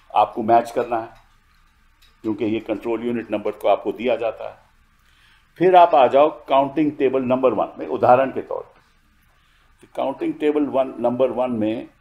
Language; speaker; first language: Hindi; native; Hindi